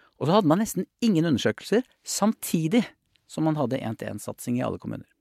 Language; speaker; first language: Norwegian; native; Norwegian